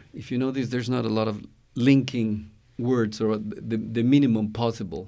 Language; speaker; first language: English; non-native, fluent; Spanish